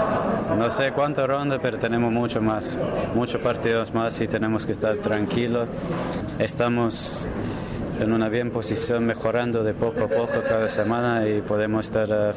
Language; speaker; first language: Spanish; early bilingual, heritage; English